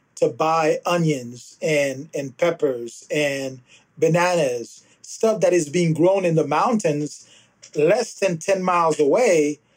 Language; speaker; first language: English; early bilingual, other home language; Haitian Creole